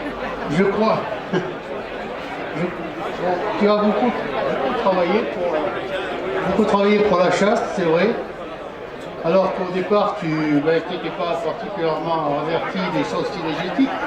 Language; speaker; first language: French; native; French